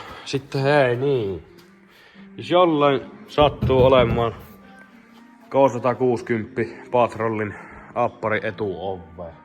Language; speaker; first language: Finnish; native; Finnish